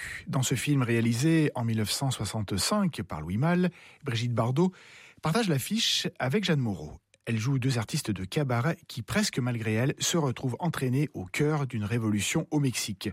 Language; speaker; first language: French; native; French